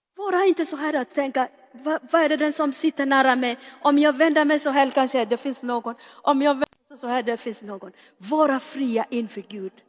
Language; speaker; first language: Swedish; non-native, fluent; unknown